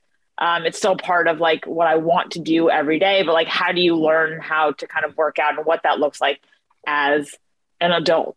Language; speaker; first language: English; native; English